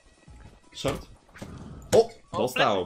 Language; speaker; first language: Polish; native; Polish